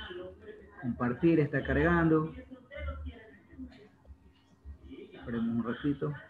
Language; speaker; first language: Spanish; native; Spanish